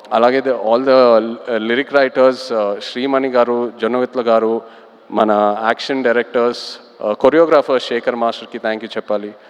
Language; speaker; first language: Telugu; native; Telugu